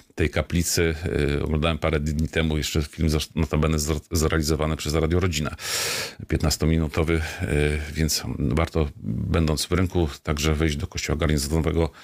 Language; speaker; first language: Polish; native; Polish